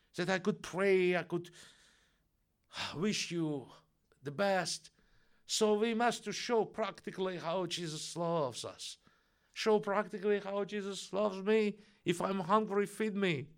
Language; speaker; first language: English; non-native, fluent; Russian